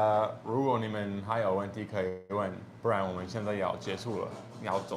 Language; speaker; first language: Chinese; non-native, fluent; English